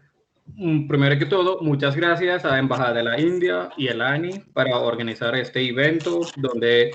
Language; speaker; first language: Spanish; non-native, fluent; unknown